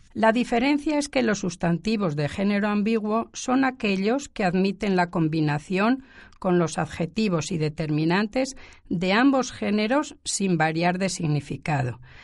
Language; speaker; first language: Spanish; native; Spanish